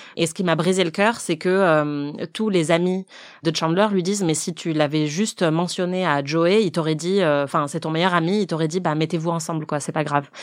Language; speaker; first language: French; native; French